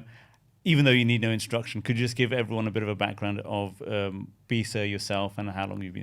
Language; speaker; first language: English; native; English